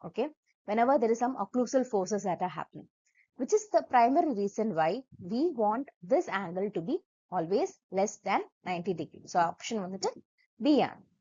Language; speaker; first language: English; non-native, local second language; Malayalam